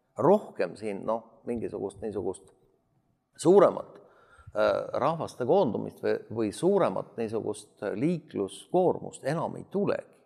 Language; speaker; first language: Estonian; native; Estonian